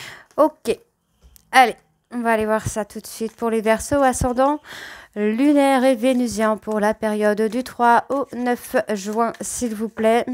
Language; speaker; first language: French; native; French